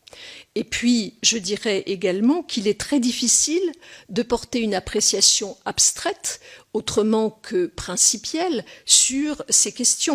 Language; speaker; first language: French; native; French